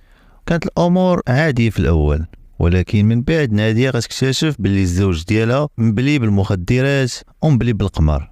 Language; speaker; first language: Arabic; native; Arabic